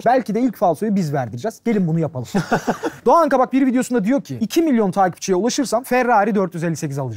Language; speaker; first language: Turkish; native; Turkish